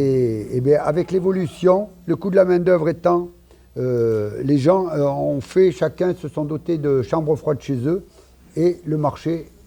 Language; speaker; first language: French; native; French